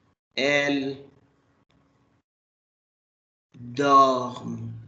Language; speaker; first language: French; non-native, fluent; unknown